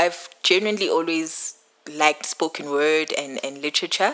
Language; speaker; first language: English; non-native, local second language; Zulu